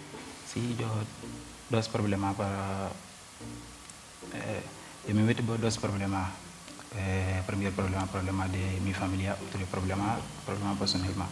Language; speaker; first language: Spanish; non-native, learner; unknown